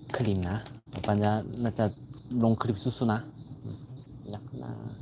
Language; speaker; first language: Thai; non-native, learner; Korean